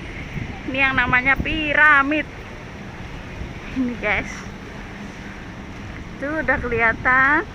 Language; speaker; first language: Indonesian; non-native, local second language; Javanese